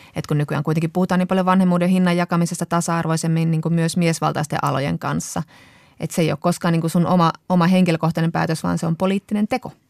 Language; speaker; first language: Finnish; native; Finnish